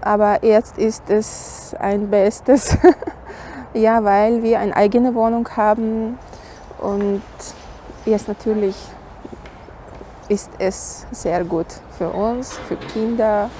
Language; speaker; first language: German; non-native, fluent; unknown